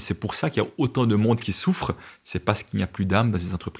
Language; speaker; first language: French; native; French